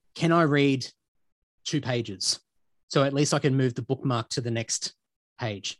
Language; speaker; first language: English; native; English